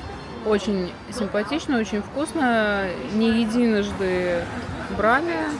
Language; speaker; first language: Russian; native; Russian